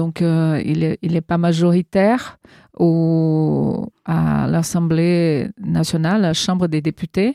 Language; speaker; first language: French; non-native, fluent; Portuguese